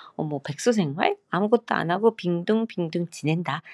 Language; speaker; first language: Korean; non-native, fluent; Japanese